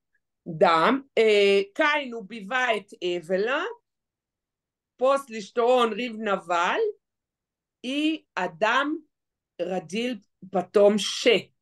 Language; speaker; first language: Russian; non-native, fluent; Hebrew